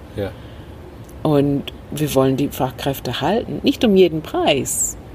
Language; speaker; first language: German; non-native, fluent; English